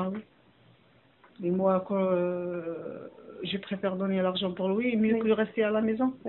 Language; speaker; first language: French; non-native, learner; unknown